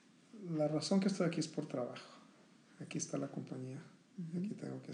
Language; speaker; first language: Spanish; early bilingual, heritage; Spanish